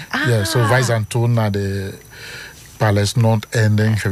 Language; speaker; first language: Dutch; non-native, fluent; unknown